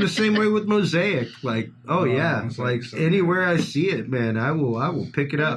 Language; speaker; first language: English; native; English